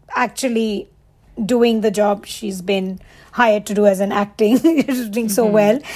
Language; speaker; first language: English; non-native, local second language; Bangla